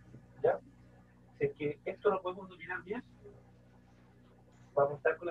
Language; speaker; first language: Spanish; native; Spanish